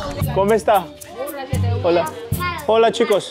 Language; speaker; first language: Spanish; non-native, learner; Georgian